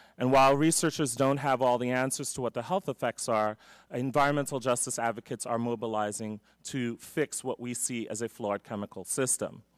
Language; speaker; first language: English; native; English